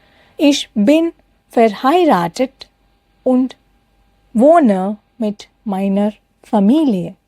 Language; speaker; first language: German; non-native, fluent; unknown